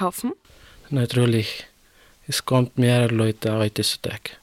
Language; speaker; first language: German; non-native, learner; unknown